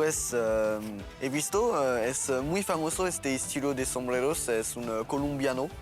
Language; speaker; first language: Spanish; non-native, learner; French